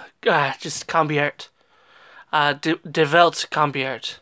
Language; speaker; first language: German; non-native, learner; English